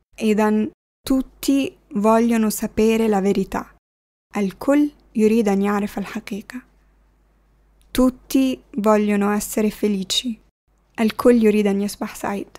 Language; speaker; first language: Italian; non-native, fluent; Arabic